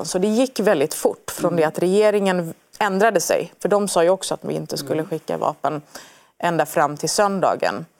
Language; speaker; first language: Swedish; early bilingual, other home language; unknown